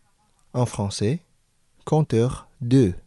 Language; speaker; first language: French; non-native, fluent; Indonesian